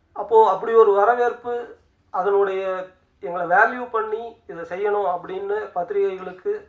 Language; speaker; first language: Tamil; native; Tamil